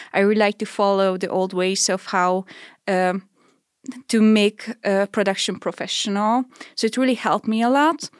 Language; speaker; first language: English; non-native, fluent; Hungarian